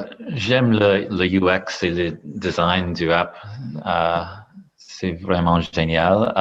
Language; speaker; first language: French; non-native, learner; English